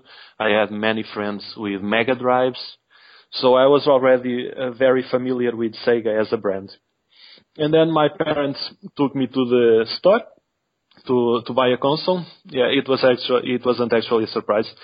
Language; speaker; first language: English; non-native, fluent; Portuguese